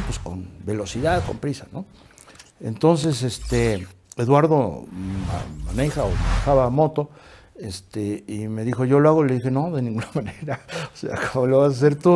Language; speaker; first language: Spanish; native; Spanish